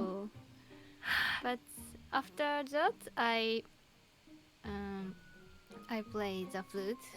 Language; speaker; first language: English; non-native, learner; Japanese